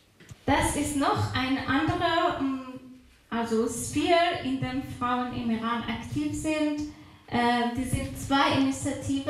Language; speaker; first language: German; non-native, fluent; Persian